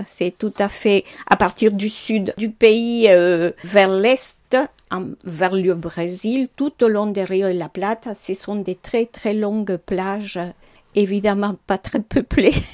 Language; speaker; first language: French; non-native, fluent; Spanish